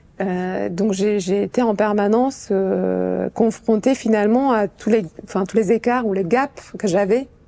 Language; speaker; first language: French; early bilingual, other home language; Romanian